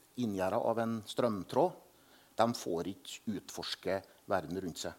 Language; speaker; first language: Norwegian; native; Norwegian